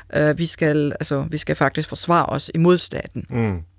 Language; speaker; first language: Danish; non-native, fluent; German